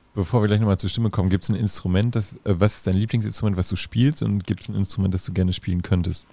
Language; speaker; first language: German; native; German